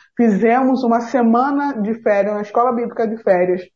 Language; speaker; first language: Portuguese; native; Portuguese